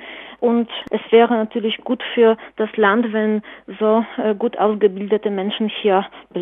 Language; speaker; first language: German; non-native, fluent; Polish